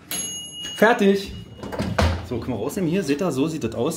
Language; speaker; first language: German; native; German